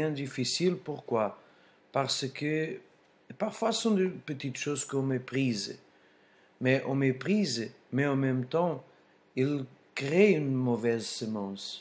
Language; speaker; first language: French; non-native, fluent; Portuguese